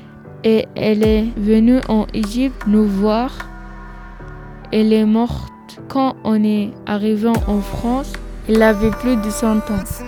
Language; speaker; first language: French; non-native, learner; Arabic